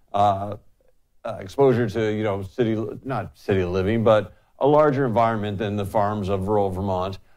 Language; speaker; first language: English; native; English